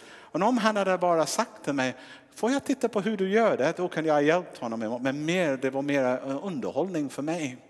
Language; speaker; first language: Swedish; non-native, fluent; English